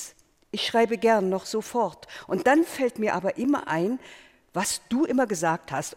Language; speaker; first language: German; native; German